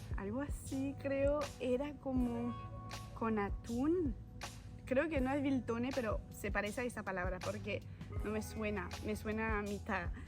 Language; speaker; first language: Spanish; non-native, fluent; French